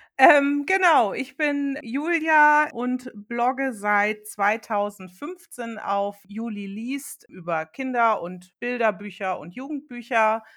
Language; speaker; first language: German; early bilingual, other home language; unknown